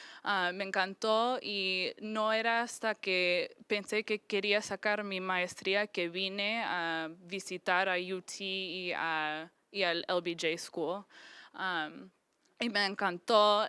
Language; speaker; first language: Spanish; early bilingual, heritage; English